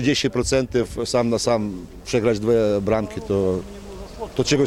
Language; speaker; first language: Polish; non-native, learner; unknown